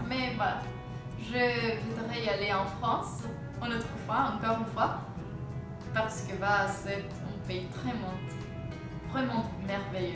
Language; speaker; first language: French; non-native, fluent; Spanish